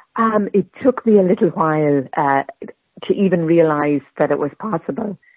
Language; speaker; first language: English; native; English